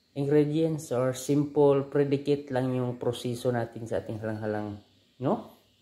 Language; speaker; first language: Filipino; native; Filipino